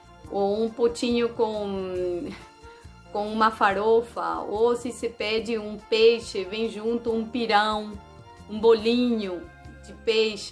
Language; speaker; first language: Portuguese; non-native, fluent; Spanish